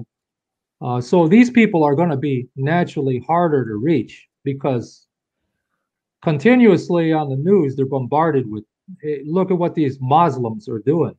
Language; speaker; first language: English; native; English